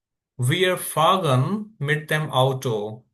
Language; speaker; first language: German; non-native, fluent; Urdu